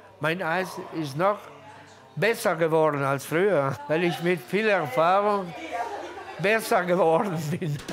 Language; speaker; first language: German; non-native, fluent; Italian